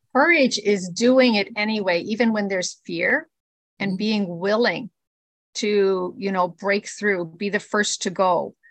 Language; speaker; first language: English; early bilingual, other home language; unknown